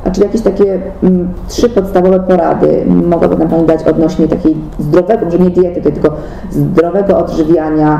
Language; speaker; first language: Polish; native; Polish